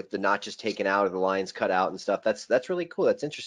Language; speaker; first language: English; native; English